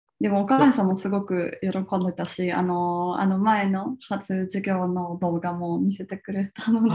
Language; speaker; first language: Japanese; early bilingual, other home language; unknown